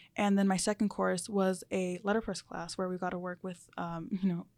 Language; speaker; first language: English; early bilingual, other home language; Spanish